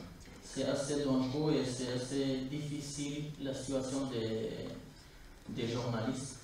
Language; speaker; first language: French; non-native, fluent; Kurdish